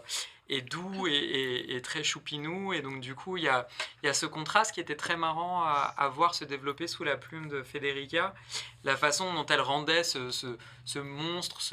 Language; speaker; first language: French; native; French